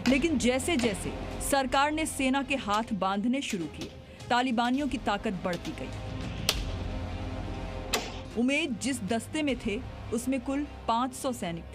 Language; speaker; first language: Hindi; native; Hindi